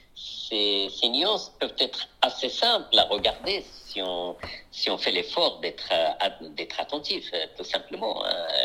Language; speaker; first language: French; non-native, local second language; Arabic